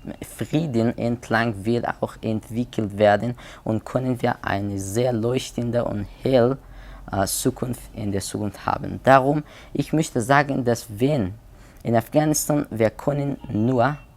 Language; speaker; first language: German; non-native, learner; Persian